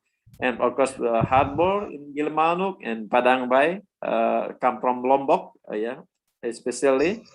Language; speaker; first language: English; non-native, learner; Indonesian